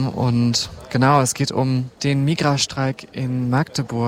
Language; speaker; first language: German; native; German